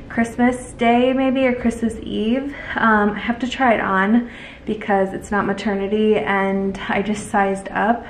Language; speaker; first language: English; native; English